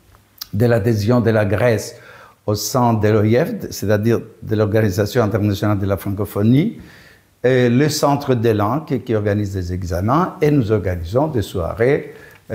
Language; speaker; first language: French; non-native, fluent; Greek